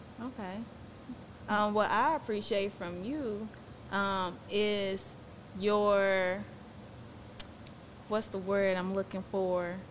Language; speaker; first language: English; native; English